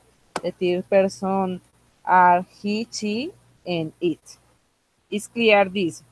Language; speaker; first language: English; non-native, local second language; Spanish